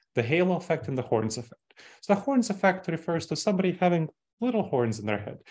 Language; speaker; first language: English; early bilingual, other home language; Russian